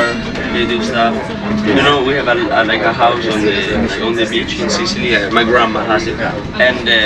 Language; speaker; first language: English; non-native, fluent; Italian